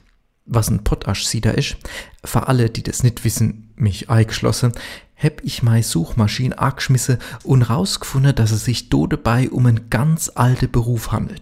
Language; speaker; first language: German; native; German